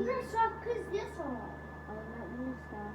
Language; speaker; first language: Turkish; non-native, learner; Azerbaijani